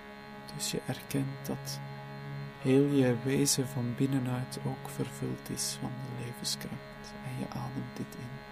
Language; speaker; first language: Dutch; native; Dutch